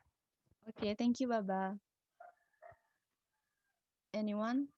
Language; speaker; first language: English; non-native, learner; Indonesian